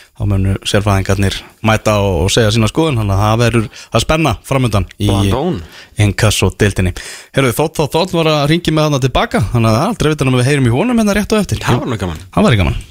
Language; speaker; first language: Icelandic; native; Icelandic